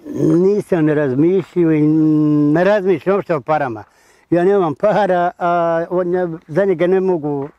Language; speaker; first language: Bosnian; native; Bosnian